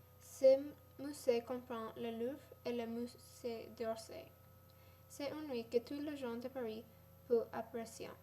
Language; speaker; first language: French; non-native, learner; English